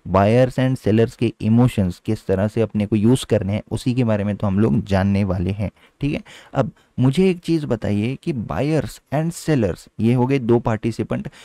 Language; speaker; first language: Hindi; native; Hindi